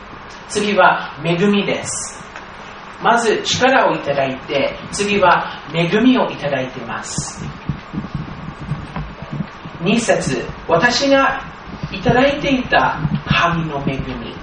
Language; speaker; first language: Japanese; non-native, fluent; English